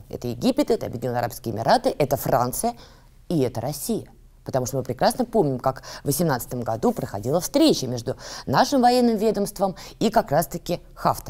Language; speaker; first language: Russian; native; Russian